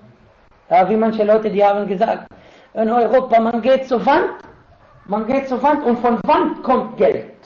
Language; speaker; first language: German; non-native, fluent; Arabic